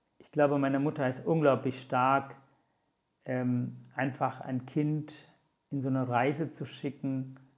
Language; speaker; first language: German; non-native, fluent; Tamil